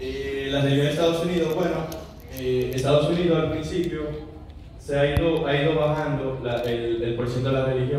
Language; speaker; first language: Spanish; early bilingual, heritage; Spanish